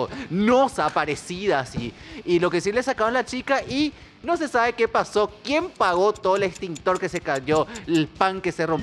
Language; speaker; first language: Spanish; native; Spanish